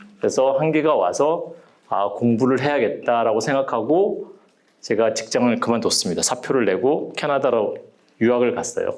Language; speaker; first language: Korean; native; Korean